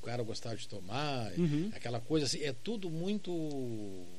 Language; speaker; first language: Portuguese; native; Portuguese